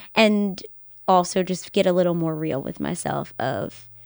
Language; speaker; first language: English; native; English